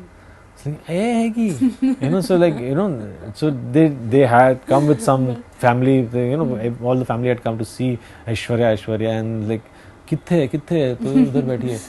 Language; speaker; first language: English; non-native, local second language; Hindi